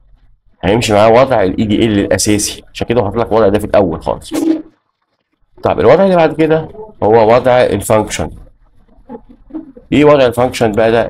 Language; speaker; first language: Arabic; native; Arabic